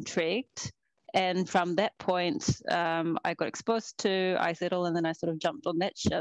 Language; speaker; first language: English; native; English